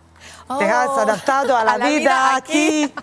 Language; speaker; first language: Spanish; non-native, learner; Croatian